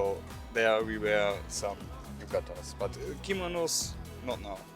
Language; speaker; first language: English; non-native, learner; German